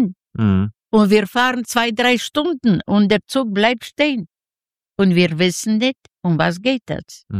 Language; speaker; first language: German; non-native, learner; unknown